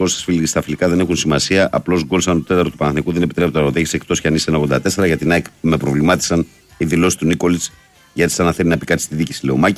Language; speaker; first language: Greek; native; Greek